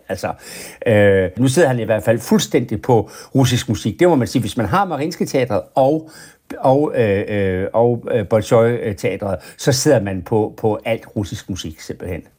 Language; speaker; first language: Danish; native; Danish